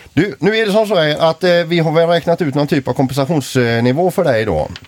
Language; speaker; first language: Swedish; native; Swedish